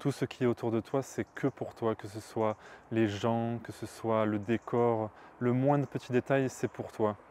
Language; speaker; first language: French; native; French